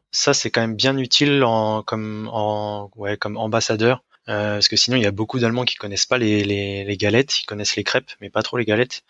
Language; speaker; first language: French; native; French